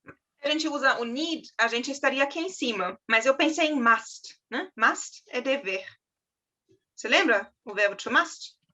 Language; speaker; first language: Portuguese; non-native, fluent; German